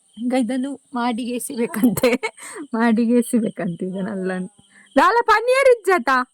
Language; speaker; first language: Kannada; native; Kannada